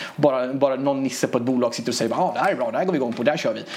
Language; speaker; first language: Swedish; early bilingual, other home language; Persian